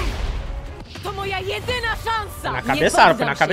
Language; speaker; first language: Portuguese; native; Portuguese